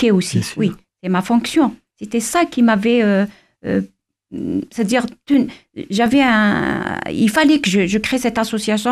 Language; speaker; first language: French; non-native, local second language; Kabyle